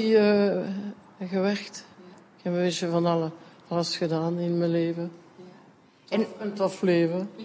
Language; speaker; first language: Dutch; non-native, local second language; French